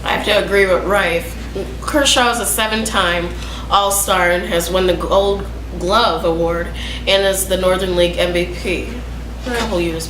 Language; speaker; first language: English; native; English